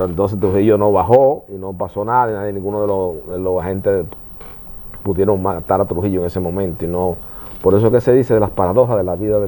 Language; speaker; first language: Spanish; native; Spanish